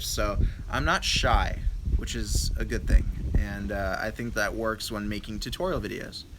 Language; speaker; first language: English; native; English